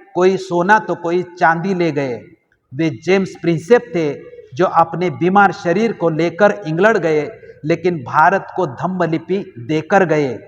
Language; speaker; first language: Hindi; non-native, local second language; Marathi